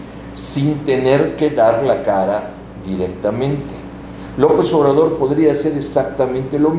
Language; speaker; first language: Spanish; native; Spanish